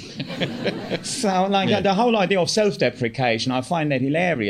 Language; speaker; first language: English; non-native, fluent; German